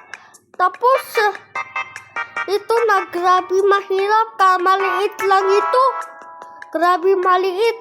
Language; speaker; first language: Filipino; non-native, learner; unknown